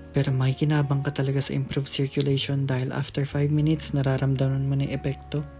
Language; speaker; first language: Filipino; native; Filipino